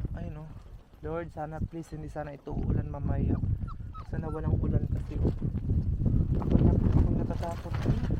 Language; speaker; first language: Filipino; non-native, local second language; Cebuano